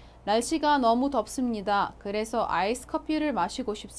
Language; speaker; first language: Korean; non-native, fluent; Arabic